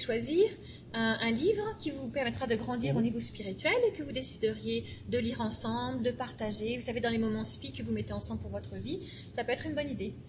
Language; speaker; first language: French; native; French